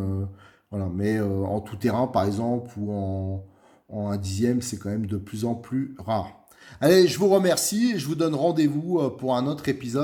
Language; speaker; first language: French; native; French